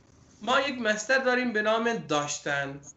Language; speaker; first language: Persian; non-native, fluent; Urdu